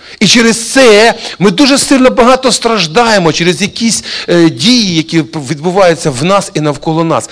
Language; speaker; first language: Ukrainian; non-native, local second language; Russian